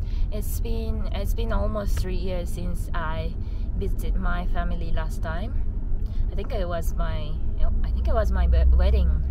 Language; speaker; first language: English; non-native, fluent; Japanese